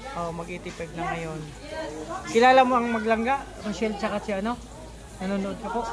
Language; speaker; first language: Filipino; native; Filipino